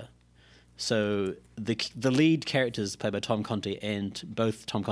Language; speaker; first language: English; native; English